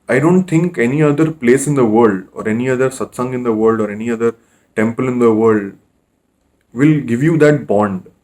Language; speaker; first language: English; non-native, local second language; Hindi